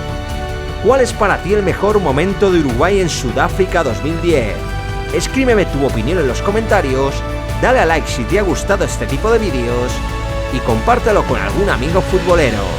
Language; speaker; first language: Spanish; native; Spanish